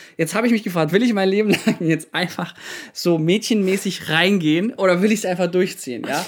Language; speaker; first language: German; native; German